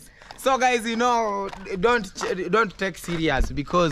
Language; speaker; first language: English; non-native, learner; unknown